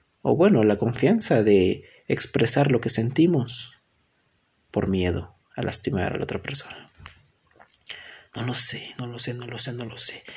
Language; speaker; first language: Spanish; native; Spanish